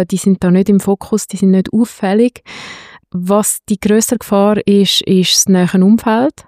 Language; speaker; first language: German; native; German